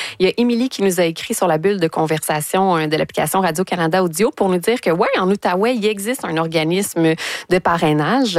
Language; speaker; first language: French; native; French